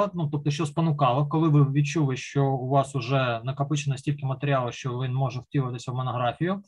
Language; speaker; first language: Ukrainian; native; Ukrainian